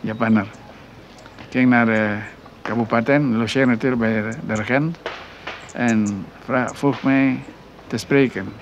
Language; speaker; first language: Dutch; non-native, local second language; Minangkabau